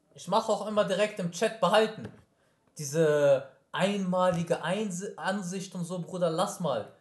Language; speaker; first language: German; early bilingual, other home language; Arabic